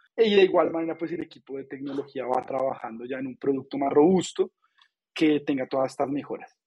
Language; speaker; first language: Spanish; native; Spanish